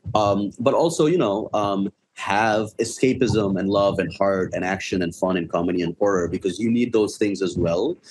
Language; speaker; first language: English; non-native, local second language; Bangla